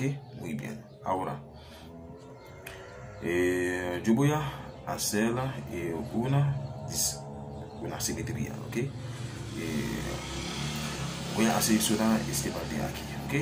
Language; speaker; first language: Spanish; non-native, learner; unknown